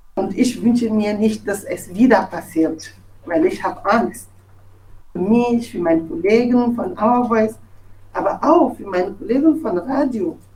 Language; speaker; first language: German; non-native, fluent; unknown